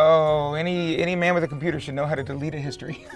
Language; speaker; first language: English; native; English